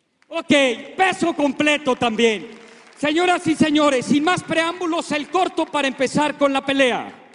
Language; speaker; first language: Spanish; native; Spanish